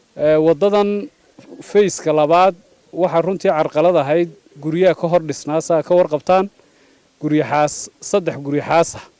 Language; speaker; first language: Somali; native; Somali